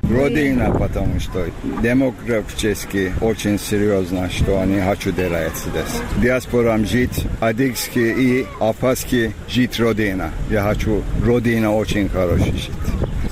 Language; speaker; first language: Russian; non-native, learner; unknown